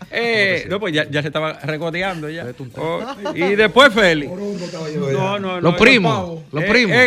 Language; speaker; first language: Spanish; native; Spanish